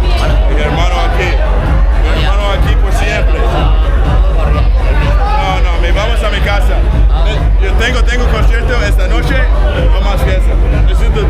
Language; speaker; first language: Spanish; non-native, learner; English